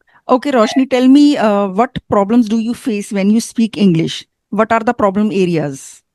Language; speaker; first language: English; non-native, fluent; Hindi